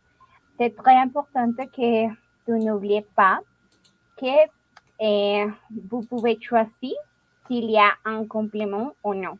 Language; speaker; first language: French; non-native, learner; Spanish